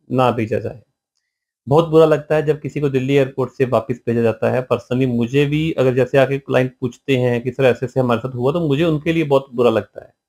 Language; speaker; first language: Hindi; non-native, local second language; Punjabi